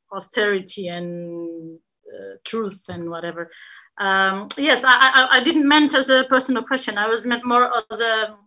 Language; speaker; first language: English; non-native, fluent; Portuguese